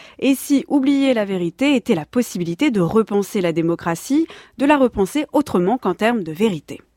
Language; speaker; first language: French; native; French